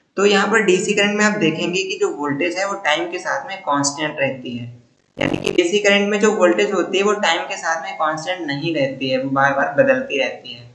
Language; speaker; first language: Hindi; native; Hindi